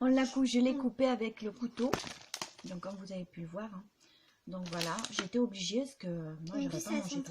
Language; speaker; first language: French; native; French